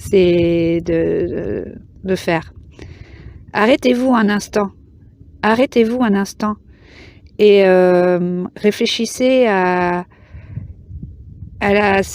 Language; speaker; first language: French; native; French